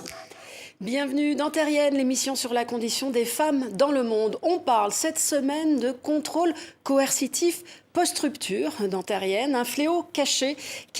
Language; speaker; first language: French; native; French